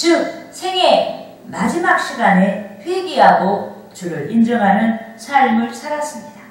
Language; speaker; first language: Korean; native; Korean